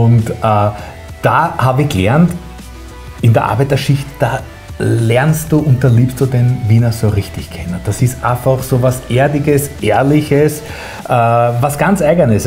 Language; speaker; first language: German; native; German